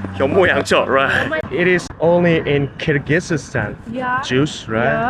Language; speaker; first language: English; non-native, learner; Korean